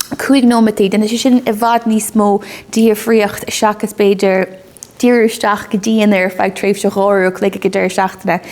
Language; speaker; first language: Irish; native; Irish